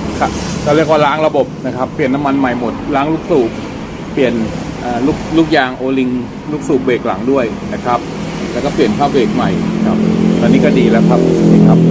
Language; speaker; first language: Thai; native; Thai